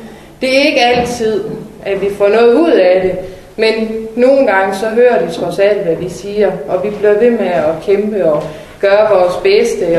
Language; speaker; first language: Danish; native; Danish